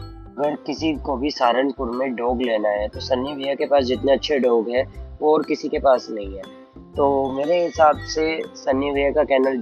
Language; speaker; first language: Hindi; native; Hindi